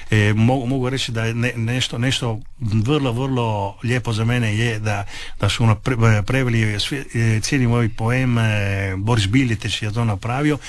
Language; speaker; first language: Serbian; early bilingual, heritage; Italian